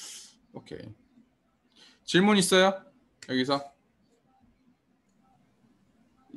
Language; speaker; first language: Korean; early bilingual, heritage; Korean